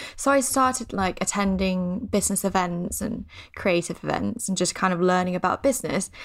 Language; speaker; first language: English; non-native, fluent; Thai